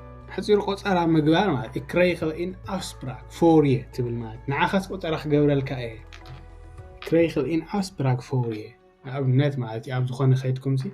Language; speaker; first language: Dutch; non-native, learner; Tigrinya